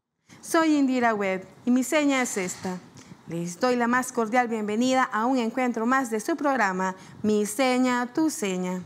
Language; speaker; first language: Spanish; native; Spanish